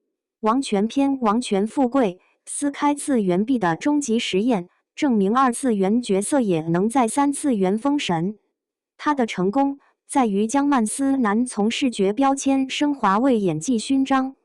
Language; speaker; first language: Chinese; native; Chinese